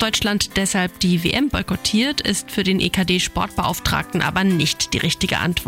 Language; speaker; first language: German; native; German